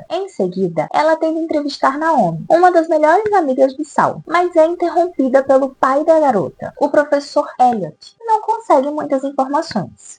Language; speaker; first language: Portuguese; native; Portuguese